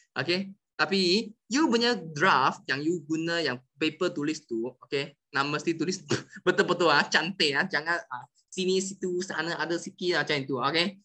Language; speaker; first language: Malay; non-native, local second language; Chinese